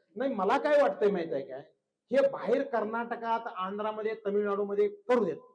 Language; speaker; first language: Marathi; non-native, local second language; Kannada